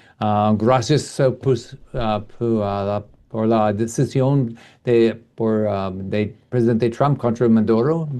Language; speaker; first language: Spanish; non-native, learner; English